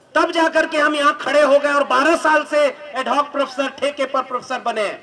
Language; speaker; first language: Hindi; native; Hindi